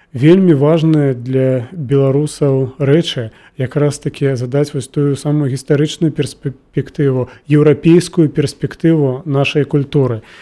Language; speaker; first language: Belarusian; native; Belarusian